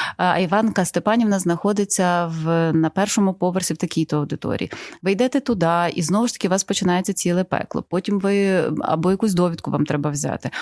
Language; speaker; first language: Ukrainian; native; Ukrainian